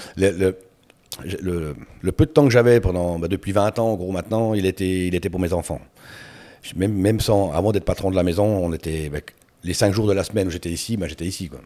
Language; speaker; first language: French; native; French